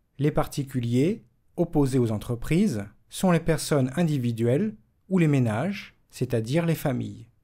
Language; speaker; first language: French; native; French